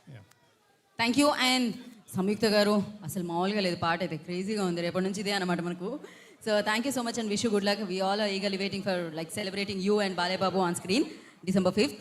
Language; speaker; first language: Telugu; native; Telugu